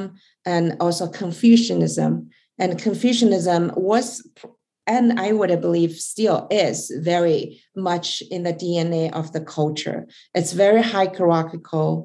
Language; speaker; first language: English; non-native, fluent; Chinese